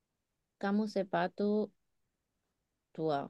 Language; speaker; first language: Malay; non-native, learner; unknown